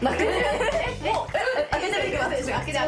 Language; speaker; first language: Japanese; native; Japanese